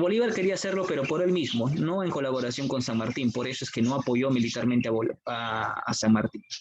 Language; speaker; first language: Spanish; native; Spanish